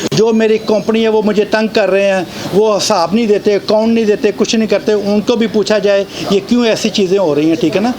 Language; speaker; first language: Urdu; non-native, local second language; Punjabi